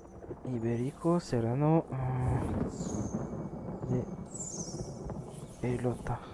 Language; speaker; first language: Spanish; non-native, learner; French